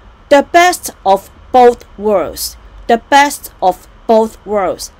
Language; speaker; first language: English; non-native, local second language; Cantonese